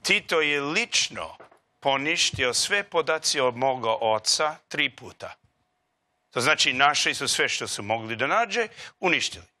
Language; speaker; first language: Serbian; non-native, learner; English